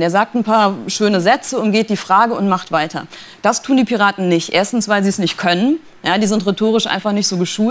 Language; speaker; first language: German; native; German